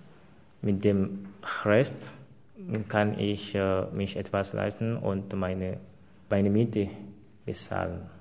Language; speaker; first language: German; non-native, fluent; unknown